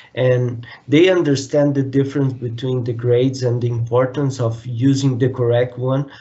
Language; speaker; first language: English; non-native, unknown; Portuguese